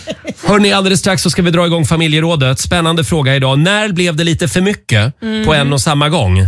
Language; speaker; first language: Swedish; native; Swedish